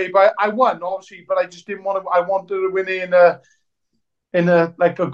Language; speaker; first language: English; native; English